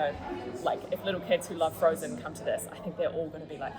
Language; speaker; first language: English; native; English